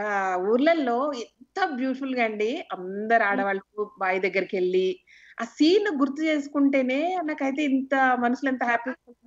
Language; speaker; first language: Telugu; native; Telugu